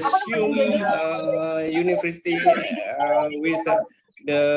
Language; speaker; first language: English; non-native, fluent; Indonesian